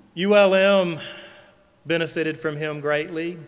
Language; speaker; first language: English; native; English